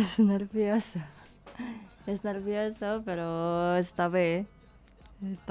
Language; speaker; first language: Catalan; non-native, learner; Indonesian